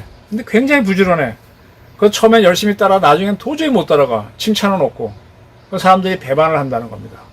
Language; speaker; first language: Korean; native; Korean